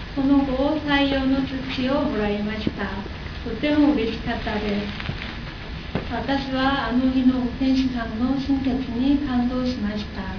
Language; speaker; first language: Japanese; non-native, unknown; Korean